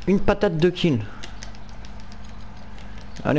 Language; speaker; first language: French; native; French